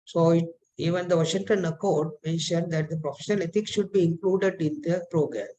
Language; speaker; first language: English; non-native, local second language; Sinhala